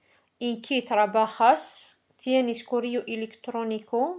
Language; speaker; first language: Spanish; non-native, fluent; French